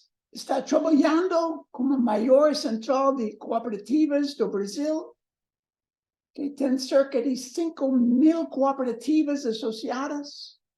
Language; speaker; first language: Portuguese; non-native, learner; English